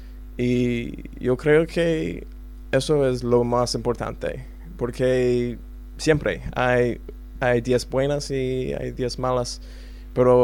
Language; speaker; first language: Spanish; non-native, learner; English